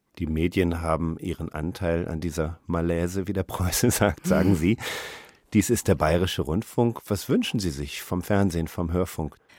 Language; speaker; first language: German; native; German